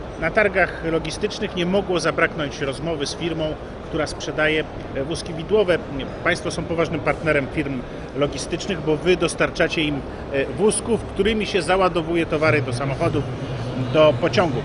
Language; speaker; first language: Polish; native; Polish